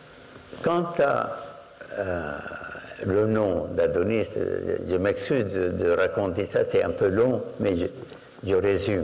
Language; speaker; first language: French; non-native, fluent; Arabic